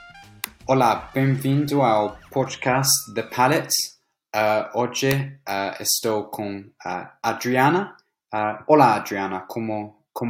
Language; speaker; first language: Portuguese; non-native, fluent; English